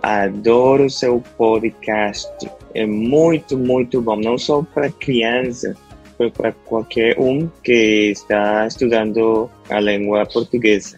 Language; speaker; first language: Portuguese; non-native, learner; Spanish